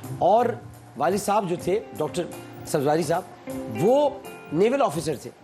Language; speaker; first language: Urdu; native; Urdu